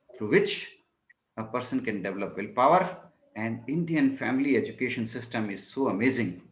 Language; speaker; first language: English; non-native, local second language; Hindi